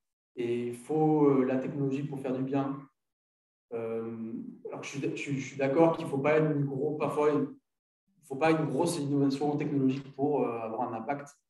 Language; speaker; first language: French; native; French